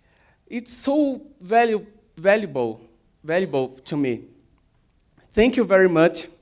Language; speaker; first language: English; non-native, learner; Portuguese